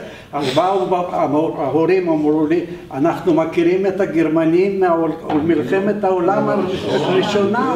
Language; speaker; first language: Hebrew; non-native, fluent; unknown